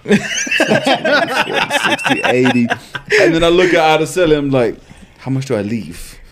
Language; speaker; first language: English; early bilingual, other home language; Spanish